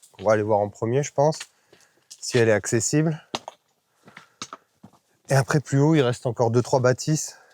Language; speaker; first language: French; native; French